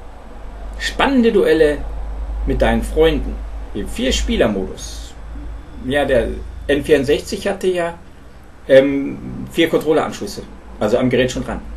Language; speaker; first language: German; native; German